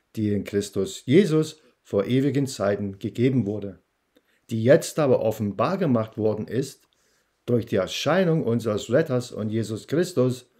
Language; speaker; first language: German; non-native, fluent; English